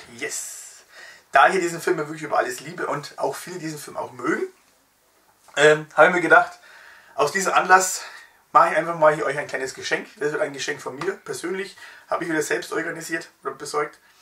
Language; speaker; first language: German; native; German